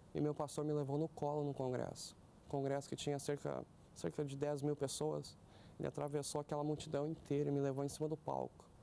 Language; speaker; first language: Portuguese; native; Portuguese